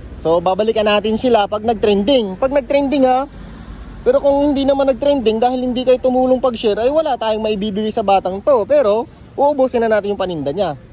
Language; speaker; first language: Filipino; native; Filipino